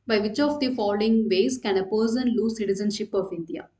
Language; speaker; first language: English; non-native, local second language; Tamil